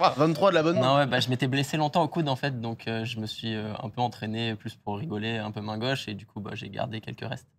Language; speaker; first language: French; native; French